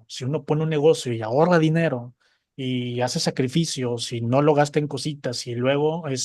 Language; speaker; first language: Spanish; native; Spanish